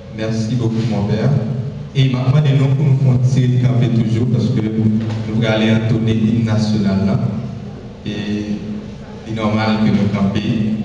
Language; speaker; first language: French; non-native, local second language; Haitian Creole